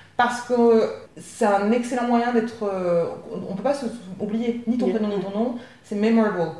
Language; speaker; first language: French; native; French